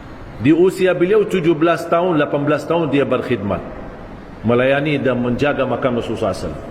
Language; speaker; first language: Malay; non-native, fluent; Arabic